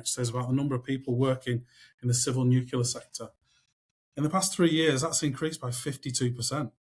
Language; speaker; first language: English; native; English